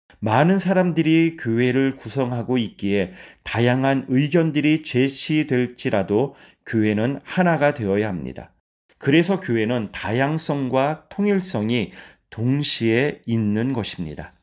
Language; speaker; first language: Korean; native; Korean